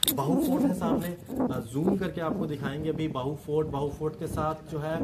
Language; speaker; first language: Hindi; native; Hindi